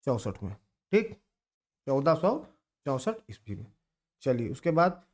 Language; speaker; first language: Hindi; native; Hindi